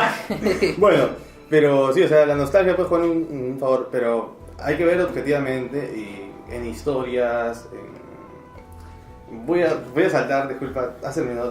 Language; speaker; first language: Spanish; native; Spanish